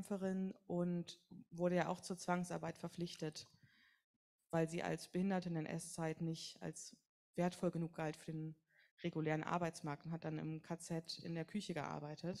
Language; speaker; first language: German; native; German